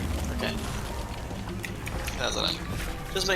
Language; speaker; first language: English; native; English